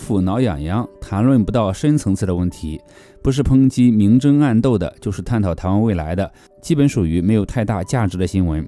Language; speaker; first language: Chinese; native; Chinese